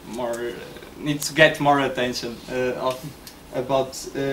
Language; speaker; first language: English; non-native, learner; Portuguese